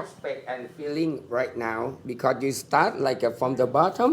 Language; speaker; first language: English; non-native, learner; Thai